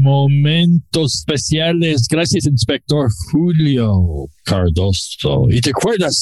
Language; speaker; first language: Spanish; non-native, learner; English